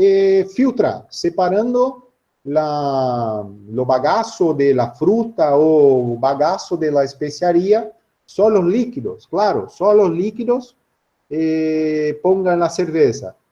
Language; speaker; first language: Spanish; non-native, learner; Portuguese